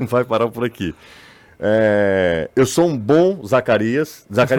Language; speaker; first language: Portuguese; native; Portuguese